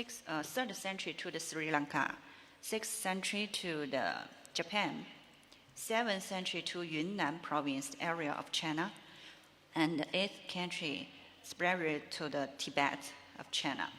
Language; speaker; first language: English; non-native, learner; Chinese